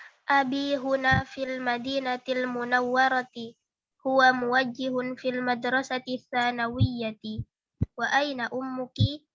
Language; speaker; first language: Arabic; non-native, learner; Indonesian